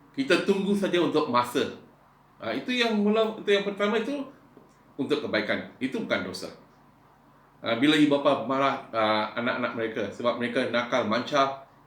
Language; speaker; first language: Malay; non-native, local second language; Iban